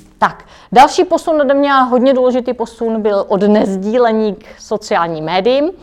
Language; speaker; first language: Czech; native; Czech